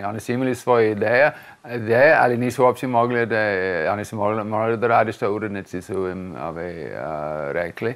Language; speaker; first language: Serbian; non-native, fluent; English